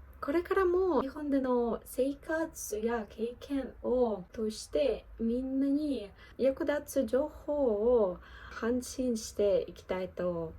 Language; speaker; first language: Japanese; non-native, learner; Ukrainian